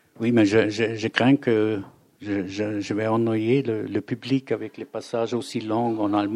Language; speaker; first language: French; non-native, fluent; German